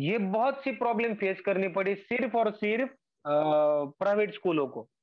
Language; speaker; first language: Hindi; non-native, local second language; Marathi